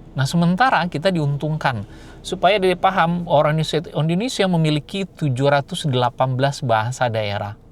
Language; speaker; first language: Indonesian; non-native, local second language; Minangkabau